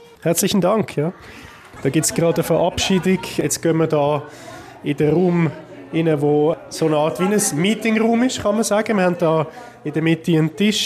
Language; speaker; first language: German; native; German